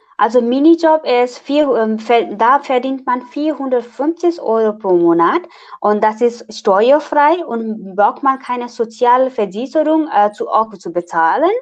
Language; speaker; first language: German; non-native, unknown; Nepali